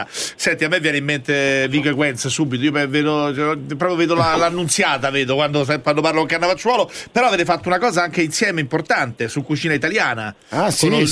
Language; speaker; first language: Italian; native; Italian